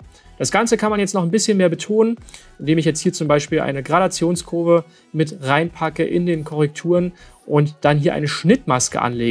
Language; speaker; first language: German; native; German